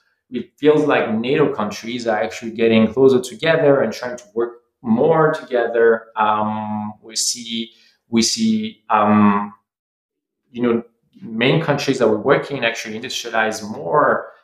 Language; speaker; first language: English; non-native, fluent; French